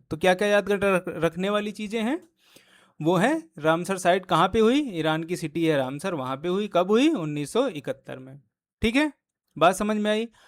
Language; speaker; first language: Hindi; native; Hindi